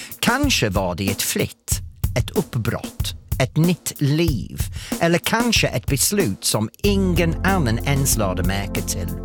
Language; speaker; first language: Swedish; non-native, fluent; English